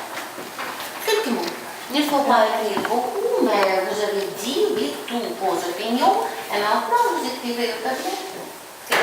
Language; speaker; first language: French; non-native, fluent; Ukrainian